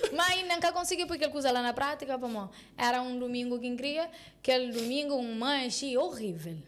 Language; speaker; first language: Portuguese; non-native, local second language; Kabuverdianu